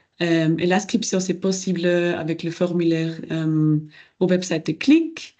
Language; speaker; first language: French; non-native, local second language; German